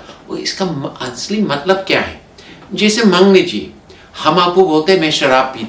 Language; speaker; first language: Hindi; non-native, fluent; English